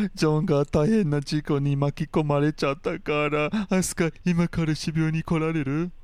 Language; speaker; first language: Japanese; non-native, fluent; English